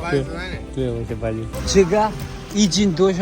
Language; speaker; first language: Chinese; non-native, learner; Urdu